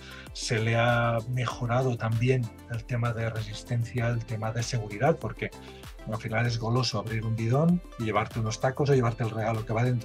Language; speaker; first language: Spanish; native; Spanish